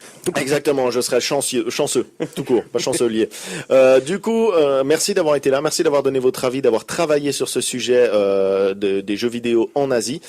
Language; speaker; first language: French; native; French